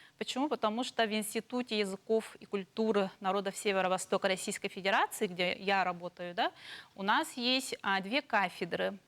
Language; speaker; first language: Russian; non-native, local second language; Yakut